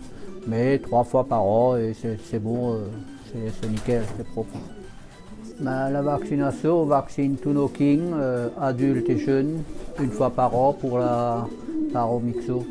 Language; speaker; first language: French; native; French